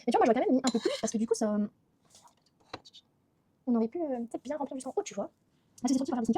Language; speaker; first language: French; native; French